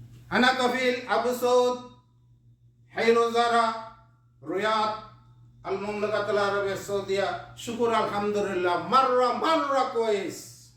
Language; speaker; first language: Arabic; non-native, learner; Bangla